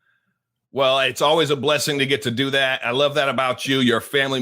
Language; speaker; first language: English; native; English